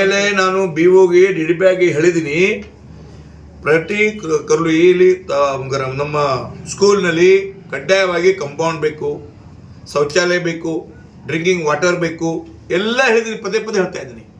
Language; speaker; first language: Kannada; non-native, local second language; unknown